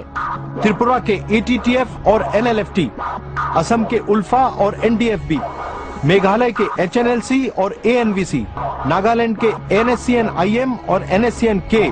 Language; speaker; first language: Hindi; native; Hindi